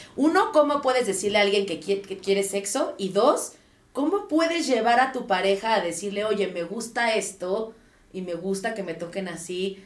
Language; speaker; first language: Spanish; native; Spanish